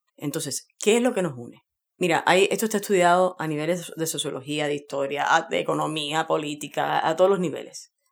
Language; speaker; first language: Spanish; native; Spanish